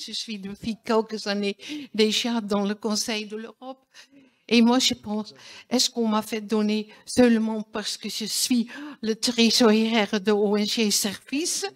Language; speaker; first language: French; non-native, fluent; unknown